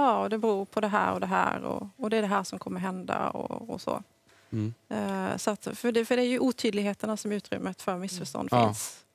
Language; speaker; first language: Swedish; native; Swedish